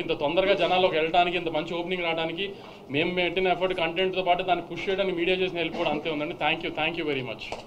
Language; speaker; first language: Telugu; native; Telugu